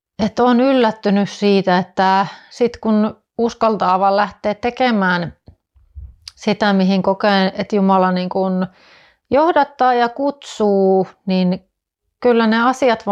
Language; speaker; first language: Finnish; native; Finnish